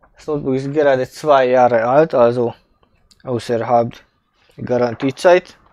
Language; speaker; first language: German; non-native, fluent; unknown